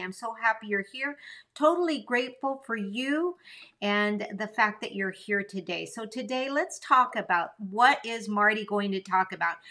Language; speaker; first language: English; early bilingual, other home language; Spanish